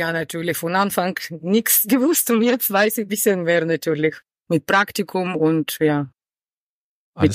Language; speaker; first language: German; non-native, learner; Ukrainian